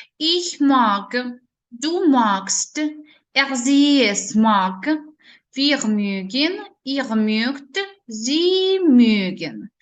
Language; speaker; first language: German; non-native, learner; Ukrainian